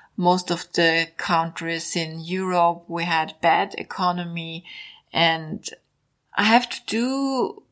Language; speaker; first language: English; non-native, learner; German